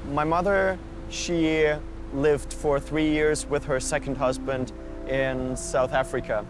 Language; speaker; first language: English; non-native, fluent; German